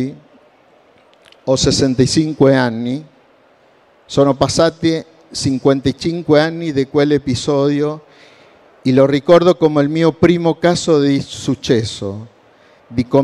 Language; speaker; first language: Italian; non-native, learner; Spanish